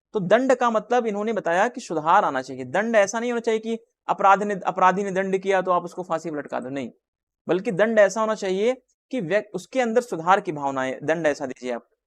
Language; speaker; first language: Hindi; native; Hindi